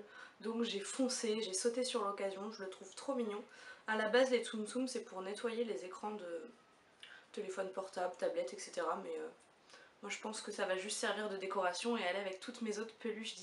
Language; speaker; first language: French; native; French